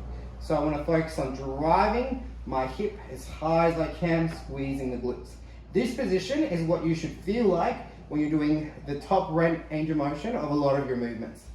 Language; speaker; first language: English; native; English